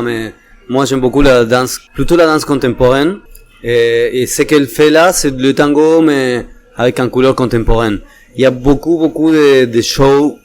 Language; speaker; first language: French; non-native, fluent; Spanish